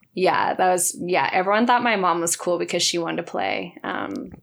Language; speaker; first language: English; native; English